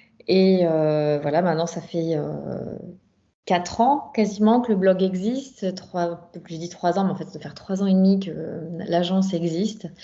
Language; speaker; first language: French; native; French